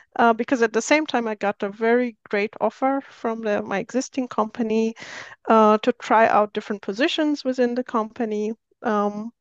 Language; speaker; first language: English; non-native, fluent; Arabic